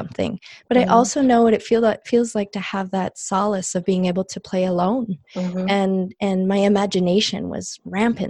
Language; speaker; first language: English; native; English